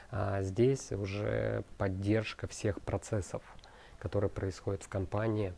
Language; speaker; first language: Russian; native; Russian